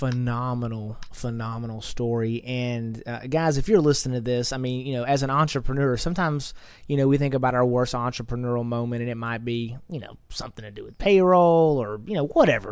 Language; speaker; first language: English; native; English